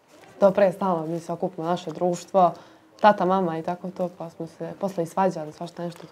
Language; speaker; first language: Serbian; native; Serbian